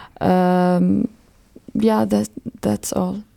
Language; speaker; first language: English; non-native, fluent; Arabic